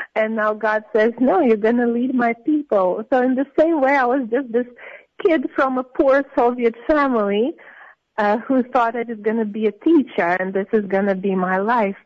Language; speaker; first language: English; non-native, fluent; Russian